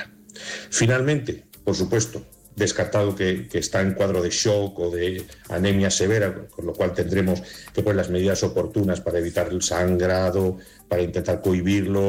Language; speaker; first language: Spanish; native; Spanish